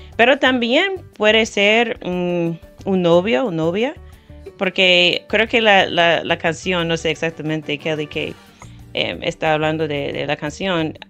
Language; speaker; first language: Spanish; non-native, fluent; English